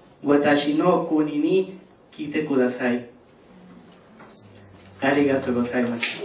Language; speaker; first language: Japanese; non-native, learner; Spanish